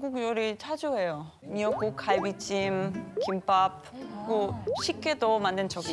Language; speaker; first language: Korean; non-native, learner; German